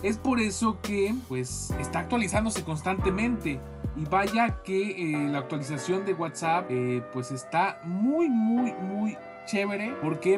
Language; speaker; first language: Spanish; native; Spanish